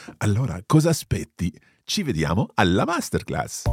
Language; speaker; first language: Italian; non-native, fluent; English